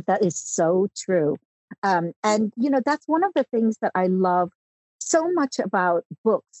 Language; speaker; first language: English; early bilingual, other home language; Cantonese